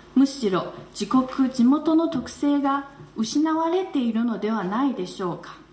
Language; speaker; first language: Japanese; non-native, fluent; Chinese